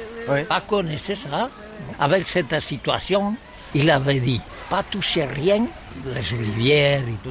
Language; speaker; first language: French; non-native, learner; Catalan